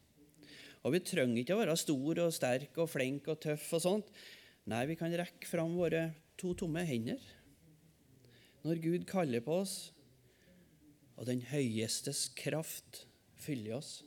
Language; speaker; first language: Norwegian; native; Norwegian